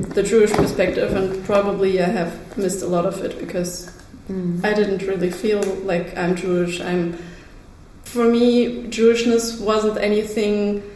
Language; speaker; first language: English; early bilingual, other home language; Russian